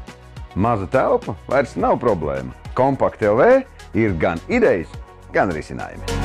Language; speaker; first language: Latvian; native; Latvian